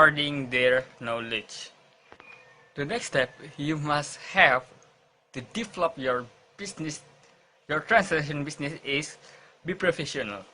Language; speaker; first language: English; non-native, learner; Indonesian